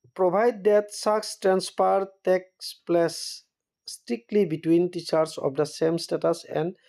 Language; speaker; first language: English; non-native, local second language; Assamese